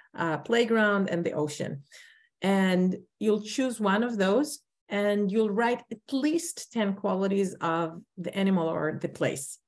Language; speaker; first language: English; non-native, fluent; Hebrew